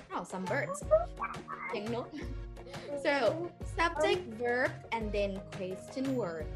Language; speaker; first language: English; non-native, fluent; Thai